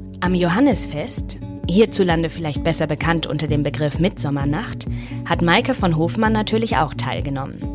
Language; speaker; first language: German; native; German